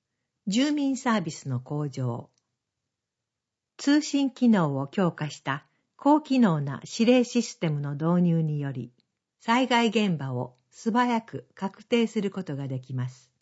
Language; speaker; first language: Japanese; native; Japanese